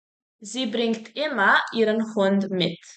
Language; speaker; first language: German; non-native, fluent; Serbian